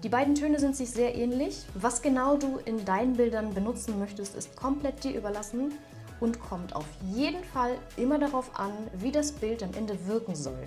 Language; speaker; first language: German; native; German